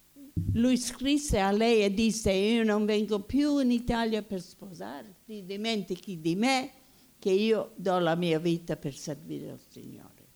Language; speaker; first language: Italian; early bilingual, heritage; Italian